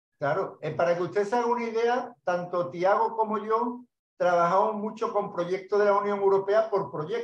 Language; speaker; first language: Spanish; native; Spanish